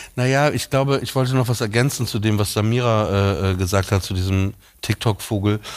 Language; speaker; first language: German; native; German